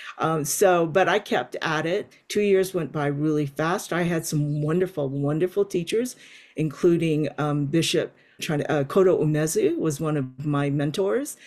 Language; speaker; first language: English; native; English